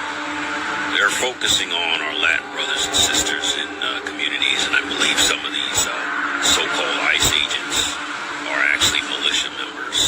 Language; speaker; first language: English; native; English